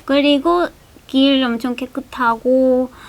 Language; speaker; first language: Korean; non-native, fluent; Spanish